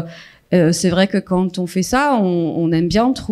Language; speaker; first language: French; native; French